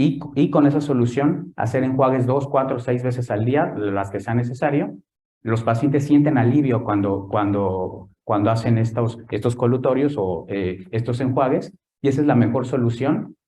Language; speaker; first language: Spanish; native; Spanish